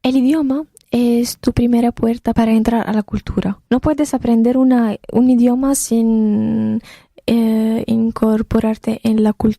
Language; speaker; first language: Spanish; non-native, fluent; Arabic